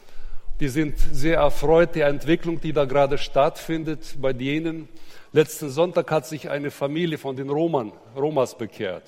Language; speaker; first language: German; native; German